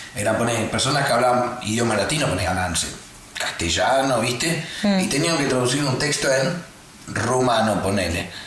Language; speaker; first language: Spanish; native; Spanish